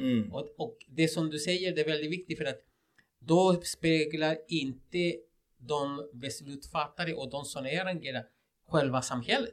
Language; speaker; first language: Swedish; non-native, fluent; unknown